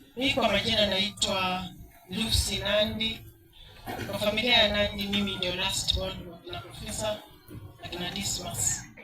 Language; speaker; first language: Swahili; non-native, local second language; Luyia